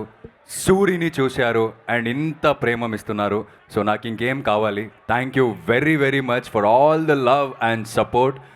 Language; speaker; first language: Telugu; non-native, fluent; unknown